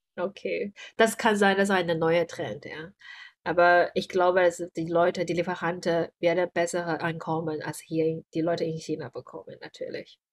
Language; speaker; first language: German; non-native, learner; Chinese